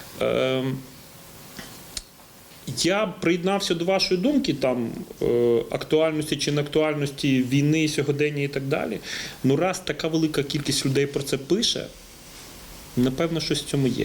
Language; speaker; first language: Ukrainian; native; Ukrainian